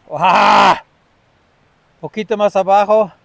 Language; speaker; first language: Spanish; non-native, learner; English